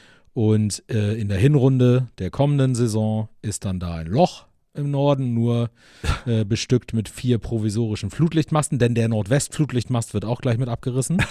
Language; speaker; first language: German; native; German